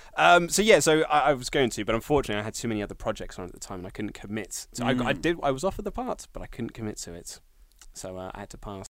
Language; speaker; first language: English; native; English